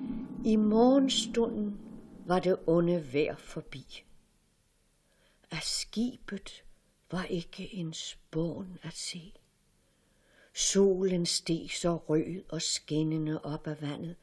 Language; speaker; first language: Danish; native; Danish